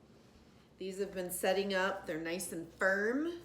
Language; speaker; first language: English; native; English